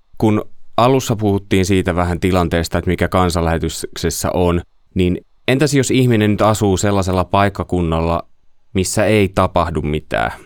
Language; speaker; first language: Finnish; native; Finnish